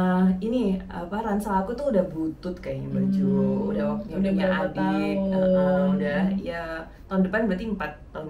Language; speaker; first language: Indonesian; native; Indonesian